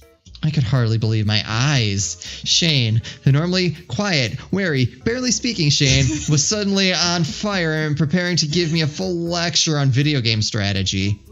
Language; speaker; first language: English; native; English